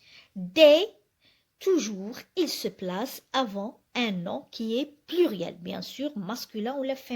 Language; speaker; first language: French; non-native, local second language; Arabic